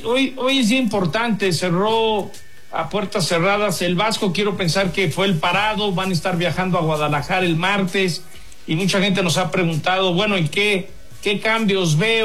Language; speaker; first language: Spanish; native; Spanish